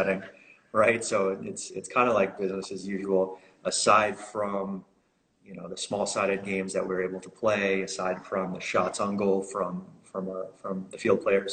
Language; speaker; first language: English; native; English